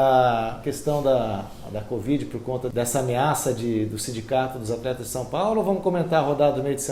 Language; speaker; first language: Portuguese; native; Portuguese